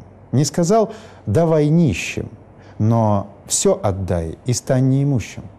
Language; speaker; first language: Russian; native; Russian